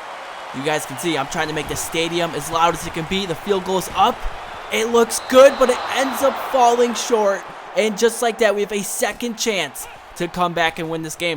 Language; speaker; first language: English; native; English